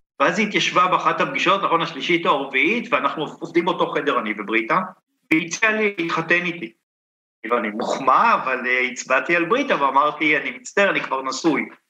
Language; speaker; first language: Hebrew; native; Hebrew